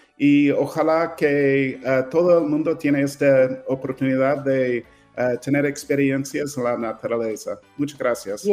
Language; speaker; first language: Spanish; non-native, fluent; English